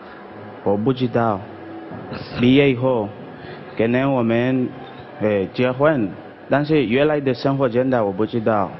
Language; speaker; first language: Chinese; non-native, learner; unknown